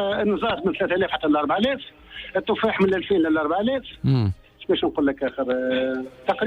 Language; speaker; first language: Arabic; native; Arabic